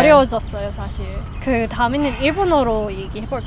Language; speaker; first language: Korean; non-native, fluent; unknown